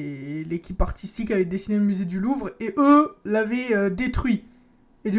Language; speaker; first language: French; native; French